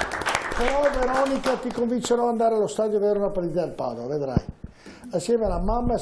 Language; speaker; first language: Italian; native; Italian